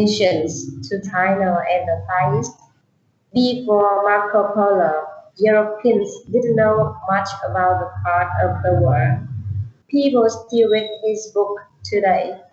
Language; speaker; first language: English; non-native, learner; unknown